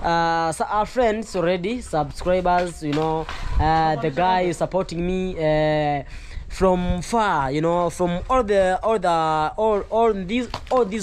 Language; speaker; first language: English; non-native, learner; Swahili